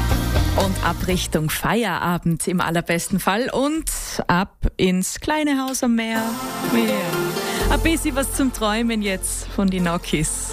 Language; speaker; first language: German; native; German